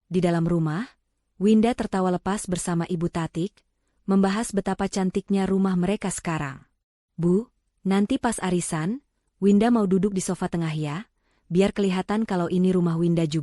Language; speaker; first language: Indonesian; native; Indonesian